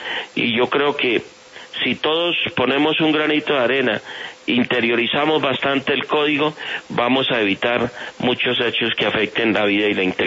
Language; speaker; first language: Spanish; native; Spanish